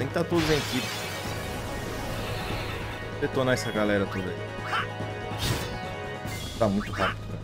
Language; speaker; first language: Portuguese; native; Portuguese